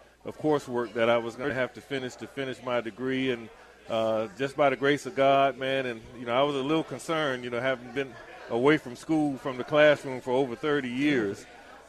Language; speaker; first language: English; native; English